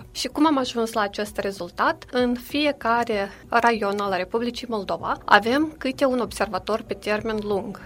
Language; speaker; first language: Romanian; native; Romanian